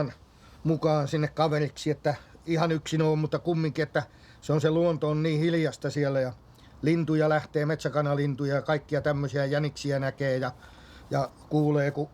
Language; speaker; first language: Finnish; native; Finnish